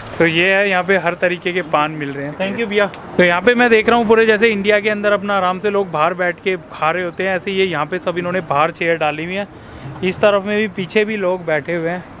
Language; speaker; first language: Hindi; native; Hindi